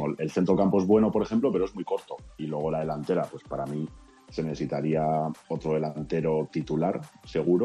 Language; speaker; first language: Spanish; native; Spanish